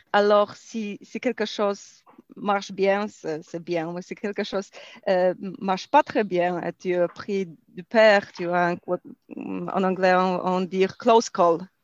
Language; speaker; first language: French; non-native, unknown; Polish